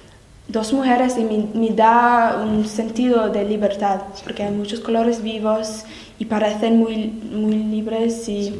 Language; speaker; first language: Spanish; non-native, learner; English